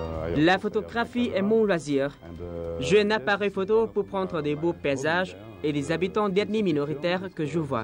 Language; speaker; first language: French; non-native, fluent; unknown